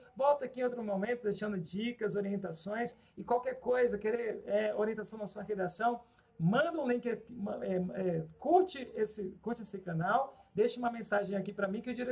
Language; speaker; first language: Portuguese; native; Portuguese